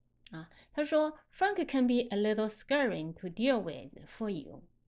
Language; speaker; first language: English; non-native, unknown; Chinese